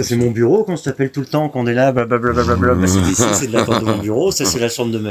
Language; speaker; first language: French; native; French